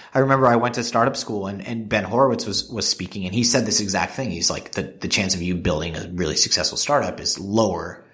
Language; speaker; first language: English; native; English